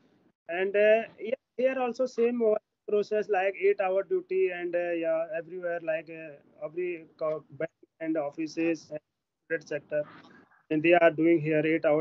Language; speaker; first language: English; non-native, learner; Hindi